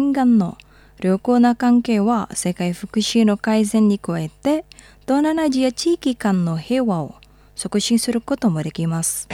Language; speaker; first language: Japanese; non-native, fluent; Indonesian